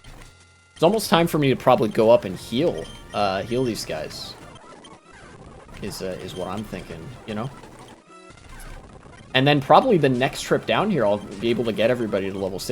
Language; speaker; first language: English; native; English